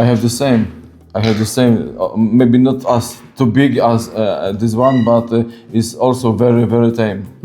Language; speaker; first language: English; non-native, learner; Polish